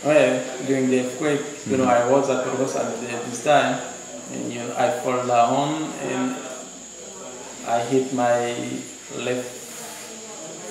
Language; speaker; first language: English; non-native, learner; Haitian Creole